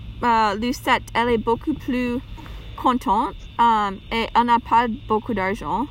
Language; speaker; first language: French; non-native, learner; English